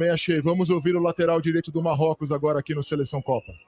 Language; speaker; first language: Portuguese; native; Portuguese